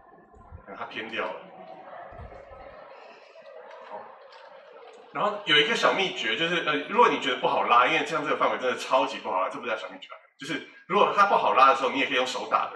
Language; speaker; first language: Chinese; native; Chinese